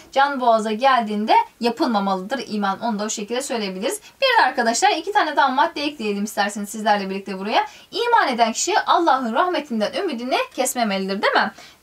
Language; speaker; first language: Turkish; native; Turkish